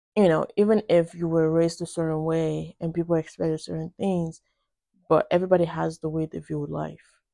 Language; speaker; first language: English; non-native, local second language; Yoruba